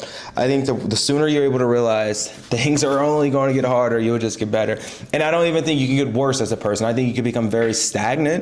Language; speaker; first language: English; native; English